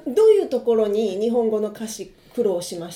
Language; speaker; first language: Japanese; native; Japanese